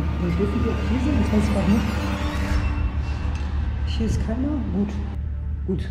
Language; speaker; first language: German; native; German